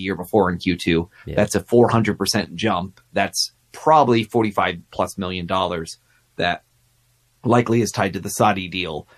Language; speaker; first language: English; native; English